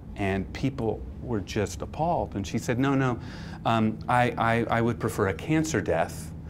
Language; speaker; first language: English; native; English